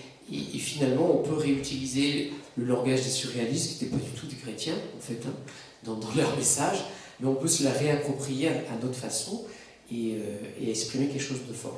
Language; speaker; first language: French; native; French